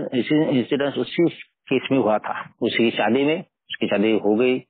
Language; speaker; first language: Hindi; non-native, local second language; Marathi